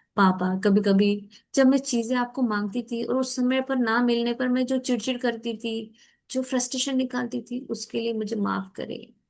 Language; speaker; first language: Hindi; native; Hindi